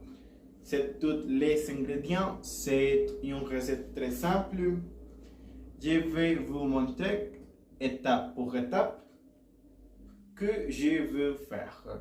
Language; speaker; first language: French; non-native, learner; Spanish